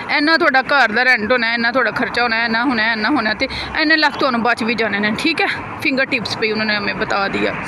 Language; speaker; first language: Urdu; non-native, local second language; Punjabi